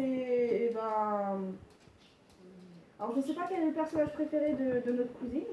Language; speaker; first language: French; native; French